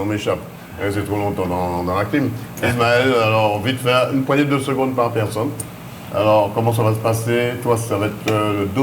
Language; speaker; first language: French; native; French